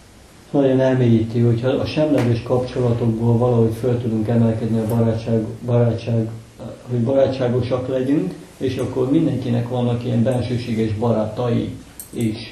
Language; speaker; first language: Hungarian; native; Hungarian